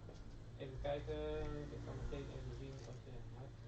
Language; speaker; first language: Dutch; native; Dutch